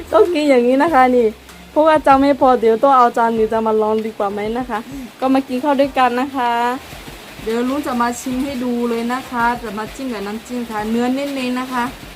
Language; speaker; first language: Thai; non-native, local second language; Akha